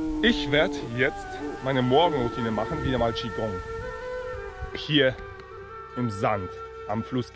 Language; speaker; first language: German; native; German